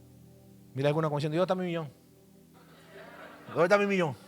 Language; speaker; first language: Spanish; native; Spanish